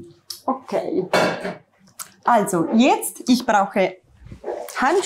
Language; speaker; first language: German; non-native, learner; Italian